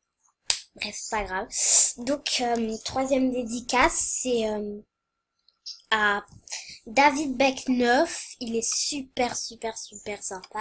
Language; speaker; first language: French; native; French